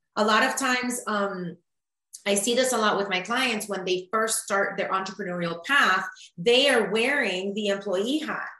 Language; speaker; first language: English; early bilingual, other home language; Spanish